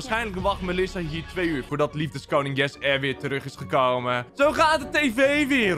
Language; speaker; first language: Dutch; native; Dutch